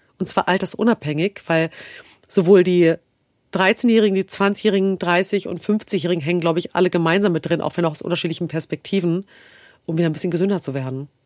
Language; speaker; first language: German; early bilingual, other home language; Kurdish